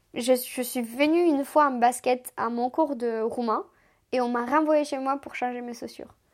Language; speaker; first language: French; non-native, fluent; Romanian